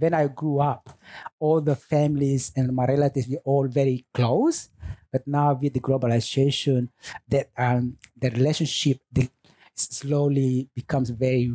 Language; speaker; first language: English; non-native, fluent; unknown